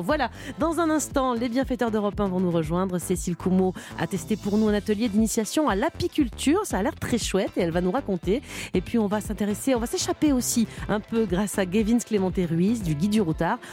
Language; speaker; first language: French; native; French